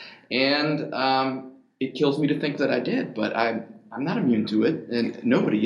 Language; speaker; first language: English; native; English